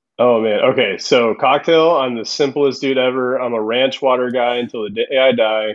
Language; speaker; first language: English; early bilingual, other home language; Spanish